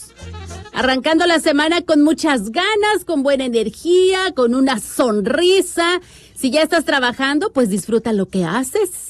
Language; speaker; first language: Spanish; native; Spanish